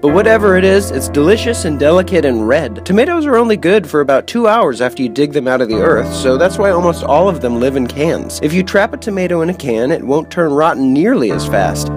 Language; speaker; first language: English; native; English